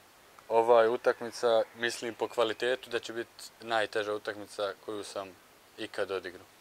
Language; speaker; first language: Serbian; early bilingual, heritage; Bosnian